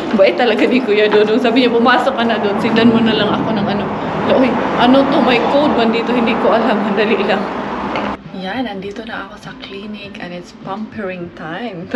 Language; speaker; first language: Filipino; non-native, local second language; Cebuano